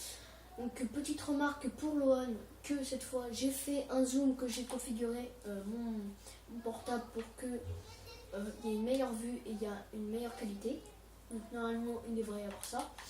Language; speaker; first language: French; native; French